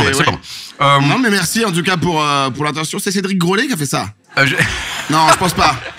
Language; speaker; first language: French; native; French